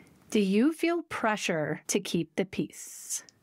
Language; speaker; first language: English; native; English